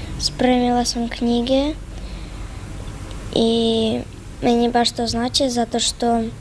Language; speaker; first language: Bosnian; early bilingual, other home language; Russian